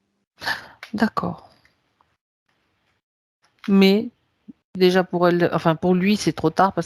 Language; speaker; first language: French; native; French